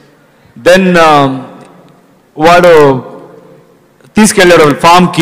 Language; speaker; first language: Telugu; non-native, learner; Kannada